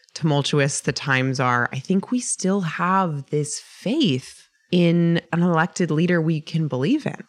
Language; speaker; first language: English; native; English